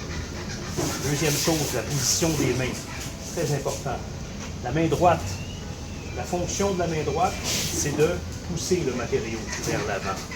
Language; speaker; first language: French; native; French